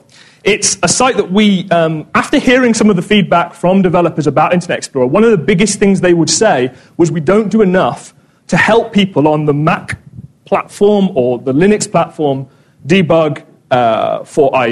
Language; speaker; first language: English; native; English